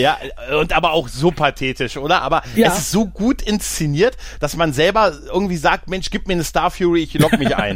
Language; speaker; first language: German; native; German